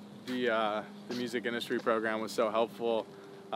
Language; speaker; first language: English; native; English